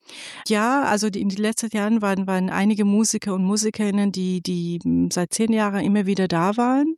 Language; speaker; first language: German; non-native, fluent; Persian